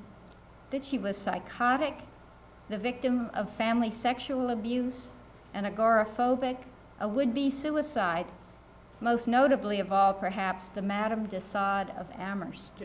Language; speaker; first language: English; native; English